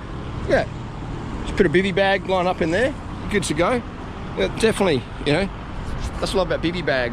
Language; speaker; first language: English; native; English